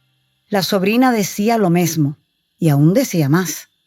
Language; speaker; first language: Spanish; native; Spanish